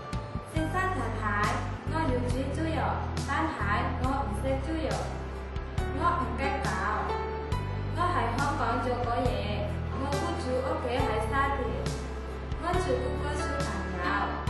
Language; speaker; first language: Cantonese; non-native, learner; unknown